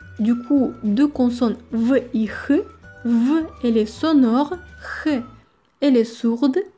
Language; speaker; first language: French; non-native, fluent; Russian